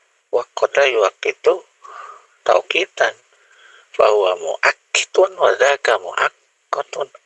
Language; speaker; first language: Arabic; non-native, fluent; Indonesian